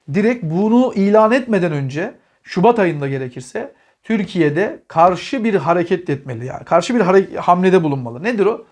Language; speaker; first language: Turkish; native; Turkish